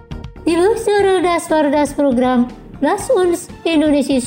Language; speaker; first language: German; non-native, fluent; Indonesian